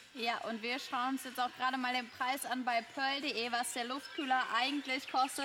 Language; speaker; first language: German; native; German